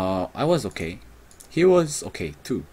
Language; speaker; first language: English; non-native, learner; Korean